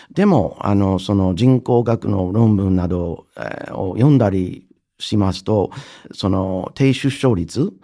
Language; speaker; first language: Japanese; non-native, fluent; English